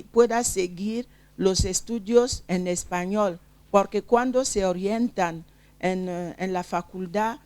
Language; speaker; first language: Spanish; non-native, fluent; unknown